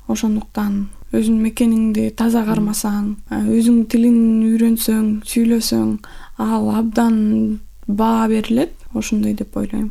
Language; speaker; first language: Kyrgyz; non-native, local second language; Russian